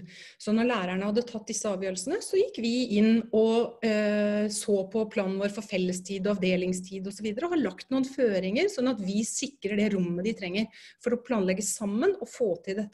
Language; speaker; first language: Norwegian; native; Norwegian